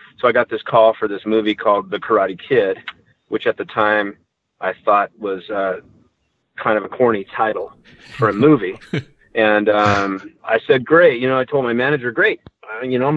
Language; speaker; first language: English; native; English